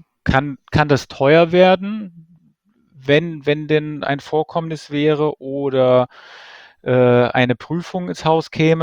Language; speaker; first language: German; native; German